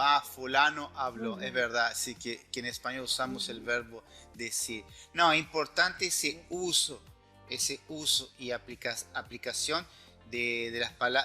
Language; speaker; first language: Spanish; non-native, fluent; Portuguese